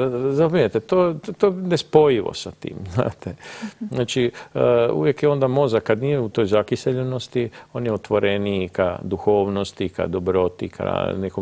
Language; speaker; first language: Croatian; native; Croatian